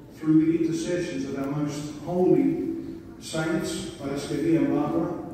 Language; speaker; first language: English; early bilingual, other home language; Greek